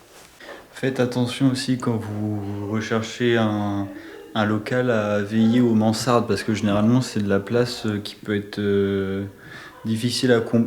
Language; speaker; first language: French; native; French